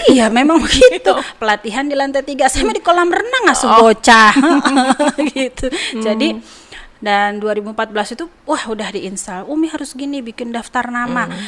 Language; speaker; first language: Indonesian; native; Indonesian